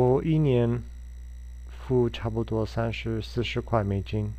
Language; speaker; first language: Chinese; non-native, fluent; English